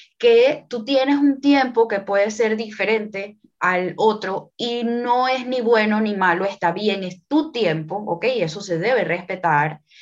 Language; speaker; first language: Spanish; native; Spanish